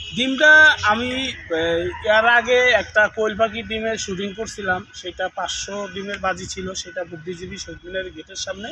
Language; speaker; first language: Bangla; native; Bangla